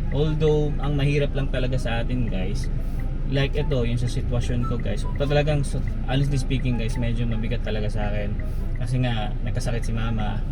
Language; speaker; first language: Filipino; native; Filipino